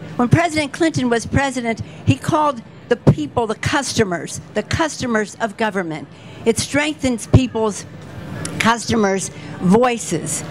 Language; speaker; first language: English; native; English